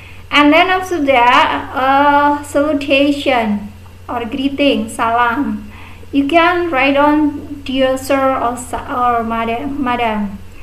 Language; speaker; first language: English; non-native, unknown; Indonesian